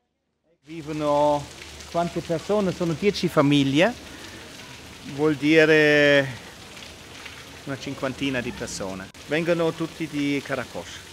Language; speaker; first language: Italian; non-native, fluent; German